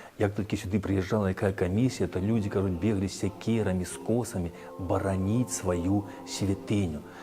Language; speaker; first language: Belarusian; native; Belarusian